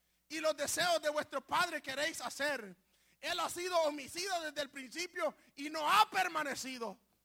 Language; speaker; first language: Spanish; native; Spanish